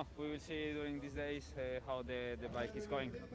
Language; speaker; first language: English; non-native, fluent; Spanish